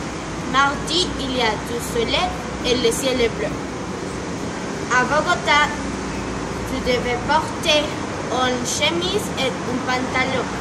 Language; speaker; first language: French; non-native, learner; Spanish